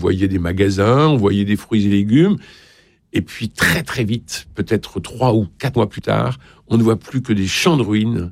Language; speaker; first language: French; native; French